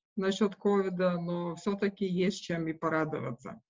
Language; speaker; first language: Russian; non-native, local second language; Lithuanian